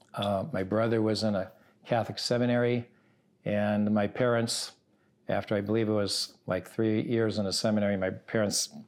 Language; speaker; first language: English; early bilingual, other home language; Italian